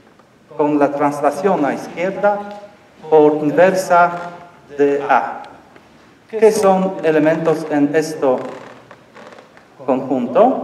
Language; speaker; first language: Spanish; non-native, learner; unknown